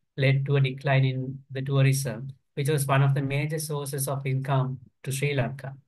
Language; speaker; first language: English; non-native, local second language; Sinhala